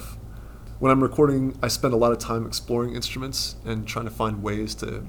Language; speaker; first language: English; native; English